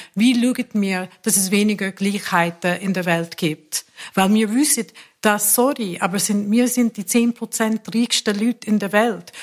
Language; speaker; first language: German; non-native, fluent; English